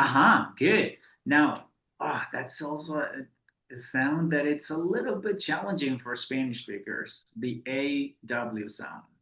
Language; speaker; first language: English; non-native, fluent; Spanish